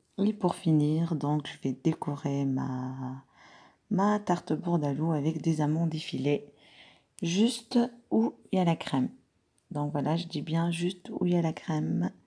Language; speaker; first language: French; non-native, local second language; Arabic